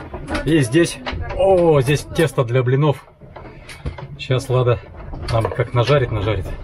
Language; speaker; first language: Russian; native; Russian